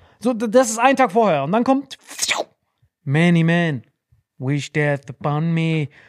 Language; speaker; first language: German; native; German